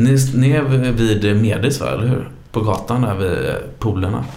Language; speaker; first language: Swedish; native; Swedish